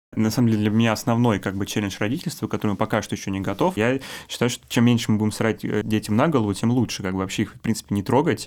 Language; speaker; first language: Russian; native; Russian